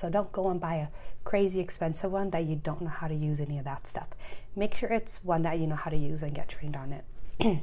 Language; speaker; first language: English; native; English